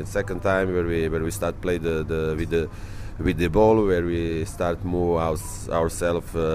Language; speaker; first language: English; non-native, learner; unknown